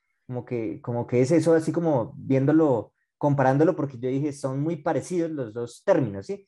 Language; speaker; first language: Spanish; native; Spanish